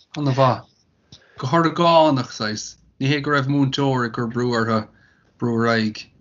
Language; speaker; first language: Irish; native; Irish